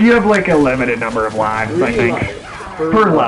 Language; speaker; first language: English; native; English